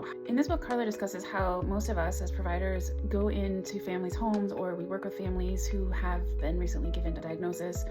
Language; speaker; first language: English; native; English